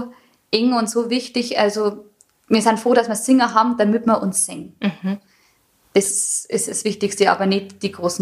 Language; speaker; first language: German; native; German